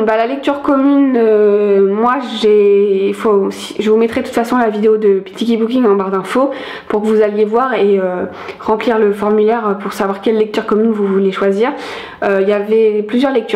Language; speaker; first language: French; native; French